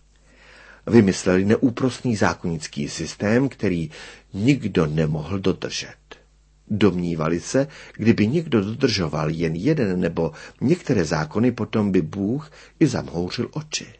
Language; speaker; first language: Czech; native; Czech